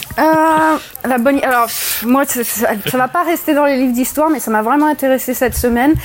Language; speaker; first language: French; native; French